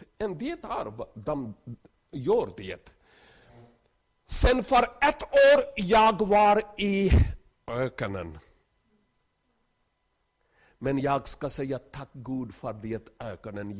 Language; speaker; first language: Swedish; non-native, learner; Urdu